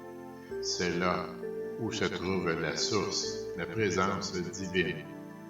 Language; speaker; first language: French; native; French